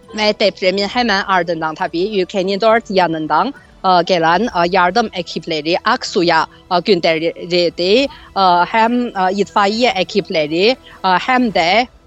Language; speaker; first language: Turkish; non-native, fluent; Chinese